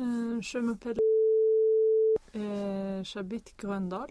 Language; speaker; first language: French; non-native, learner; Swedish